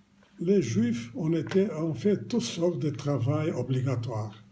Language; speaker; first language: French; non-native, fluent; Romanian